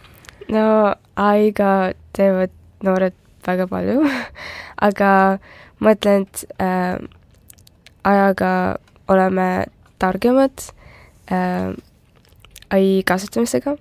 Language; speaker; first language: Estonian; non-native, local second language; Russian